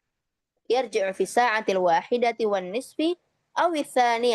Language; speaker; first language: Arabic; non-native, fluent; Indonesian